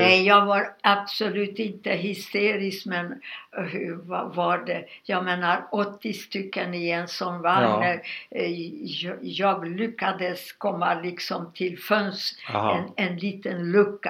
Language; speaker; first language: Swedish; non-native, fluent; Hungarian